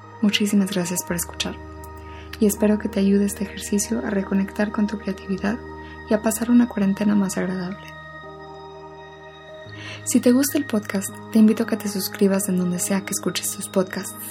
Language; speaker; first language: Spanish; native; Spanish